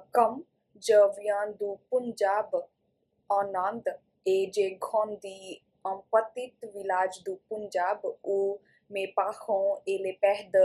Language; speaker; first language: French; non-native, learner; Punjabi